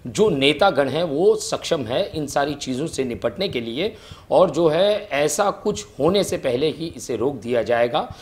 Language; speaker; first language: Hindi; non-native, local second language; Marathi